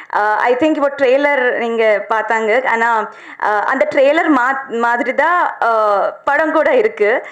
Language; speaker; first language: Tamil; non-native, learner; Telugu